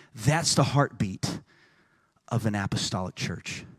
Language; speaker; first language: English; native; English